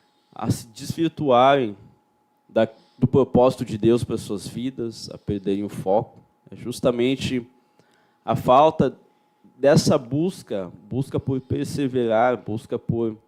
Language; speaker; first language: Portuguese; native; Portuguese